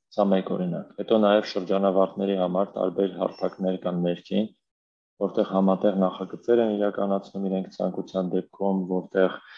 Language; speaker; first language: Armenian; native; Armenian